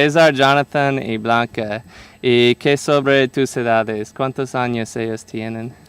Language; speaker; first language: Spanish; non-native, learner; English